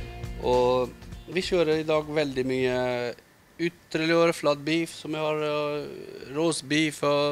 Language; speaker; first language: Norwegian; non-native, learner; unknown